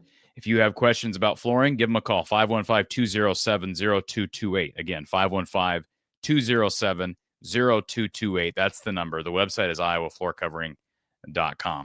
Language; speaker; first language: English; native; English